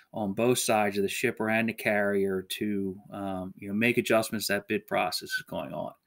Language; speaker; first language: English; native; English